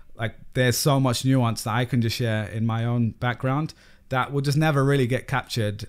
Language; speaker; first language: English; native; English